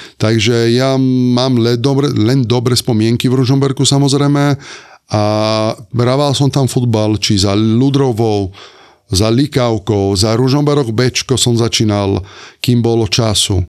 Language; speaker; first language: Slovak; non-native, fluent; Italian